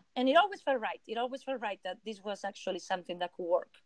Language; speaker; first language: English; non-native, fluent; Spanish